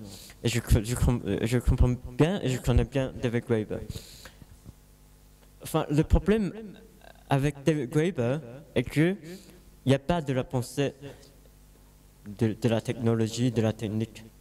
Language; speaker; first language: French; non-native, learner; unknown